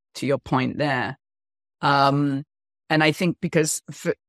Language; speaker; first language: English; native; English